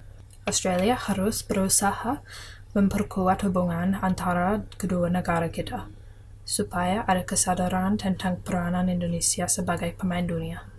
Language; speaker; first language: Indonesian; non-native, learner; English